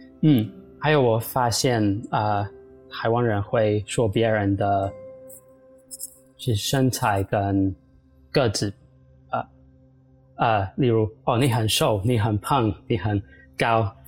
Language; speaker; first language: Chinese; non-native, fluent; English